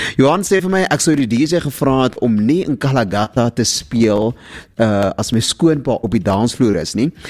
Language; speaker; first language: Afrikaans; non-native, local second language; Southern Sotho